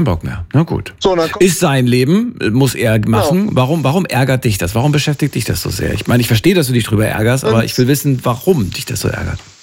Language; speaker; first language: German; native; German